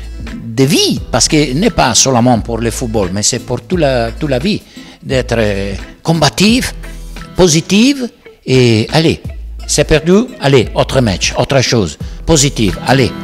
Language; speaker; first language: French; non-native, learner; Italian